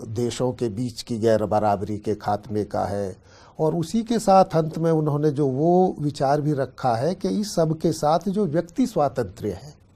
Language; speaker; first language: Hindi; native; Hindi